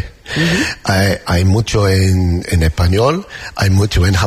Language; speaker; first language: Spanish; non-native, learner; English